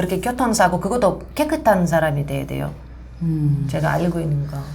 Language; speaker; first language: Korean; non-native, fluent; Russian